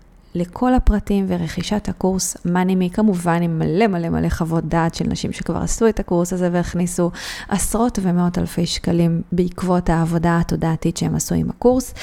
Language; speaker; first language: Hebrew; native; Hebrew